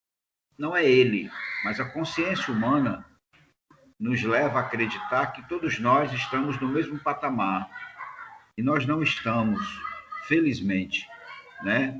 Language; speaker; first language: Portuguese; native; Portuguese